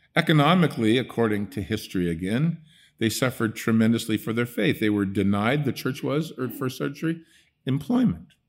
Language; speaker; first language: English; early bilingual, other home language; Dutch